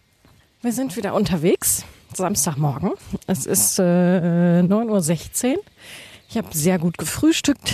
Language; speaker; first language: German; native; German